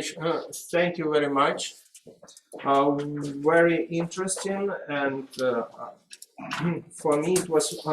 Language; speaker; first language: English; non-native, fluent; Russian